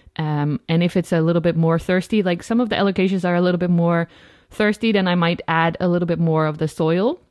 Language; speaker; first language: English; non-native, fluent; Dutch